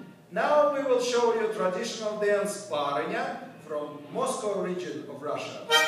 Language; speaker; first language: English; non-native, fluent; Russian